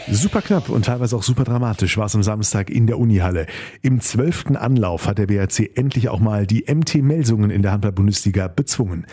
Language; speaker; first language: German; native; German